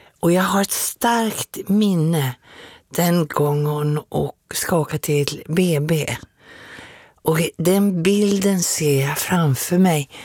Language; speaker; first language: Swedish; native; Swedish